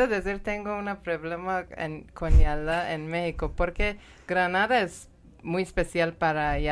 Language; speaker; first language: Spanish; non-native, fluent; Persian